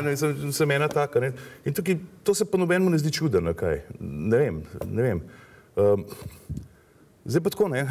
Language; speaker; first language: Slovenian; native; Slovenian